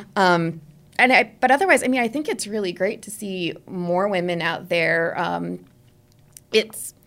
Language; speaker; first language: English; native; English